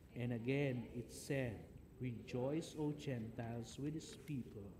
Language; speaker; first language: English; non-native, local second language; Filipino